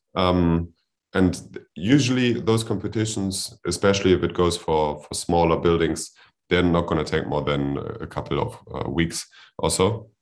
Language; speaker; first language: English; non-native, fluent; German